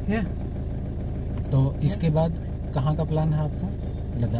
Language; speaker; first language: Hindi; native; Hindi